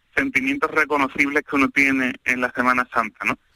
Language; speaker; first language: Spanish; native; Spanish